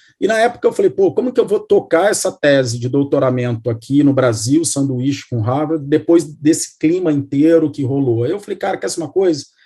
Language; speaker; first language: Portuguese; native; Portuguese